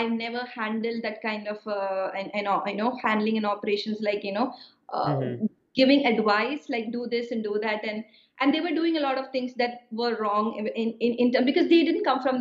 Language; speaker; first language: English; non-native, local second language; Malayalam